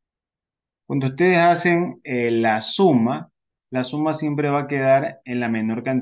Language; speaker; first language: Spanish; native; Spanish